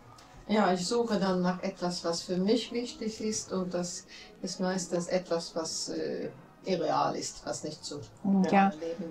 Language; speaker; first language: German; non-native, fluent; Latvian